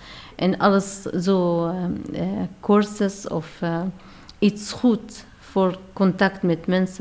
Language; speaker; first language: Dutch; non-native, learner; Arabic